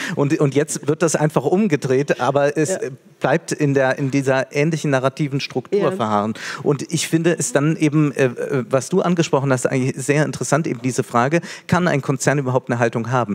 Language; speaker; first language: German; native; German